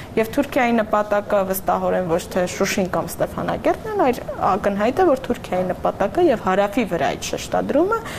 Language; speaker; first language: Armenian; native; Armenian